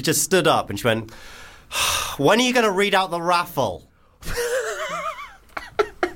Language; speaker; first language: English; native; English